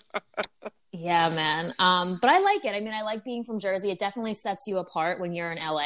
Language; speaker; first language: English; native; English